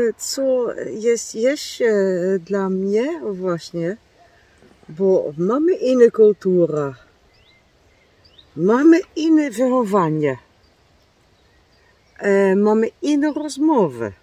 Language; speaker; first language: Polish; non-native, learner; Dutch